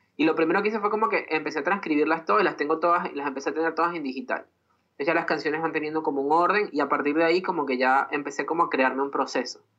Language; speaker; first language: Spanish; native; Spanish